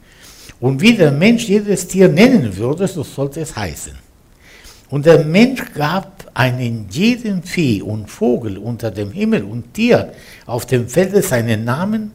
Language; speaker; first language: German; non-native, fluent; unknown